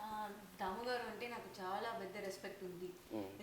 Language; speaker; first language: Telugu; non-native, learner; Tamil